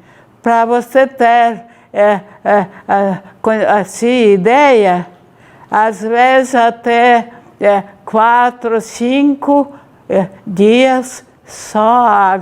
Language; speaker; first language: Portuguese; early bilingual, other home language; Ukrainian